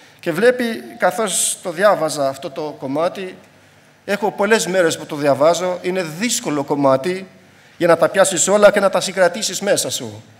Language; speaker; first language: Greek; non-native, fluent; Albanian